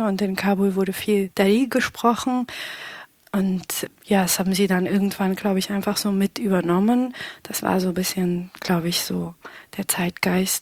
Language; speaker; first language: German; early bilingual, other home language; Pashto